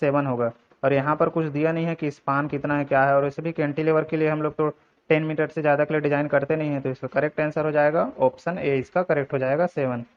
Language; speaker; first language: Hindi; native; Hindi